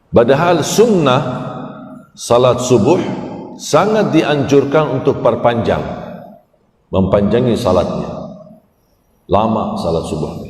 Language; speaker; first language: Malay; non-native, fluent; Arabic